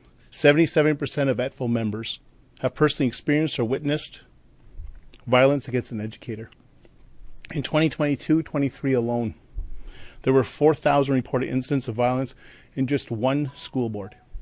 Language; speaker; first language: English; native; English